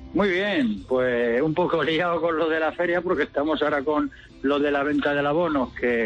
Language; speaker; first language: Spanish; native; Spanish